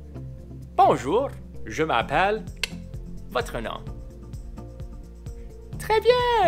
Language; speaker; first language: French; non-native, fluent; English